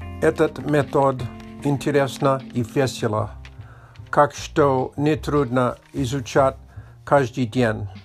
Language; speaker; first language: Polish; non-native, learner; Russian